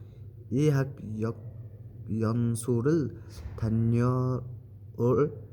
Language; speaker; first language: Korean; non-native, learner; Mongolian